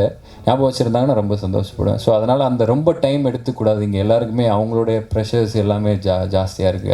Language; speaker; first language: Tamil; native; Tamil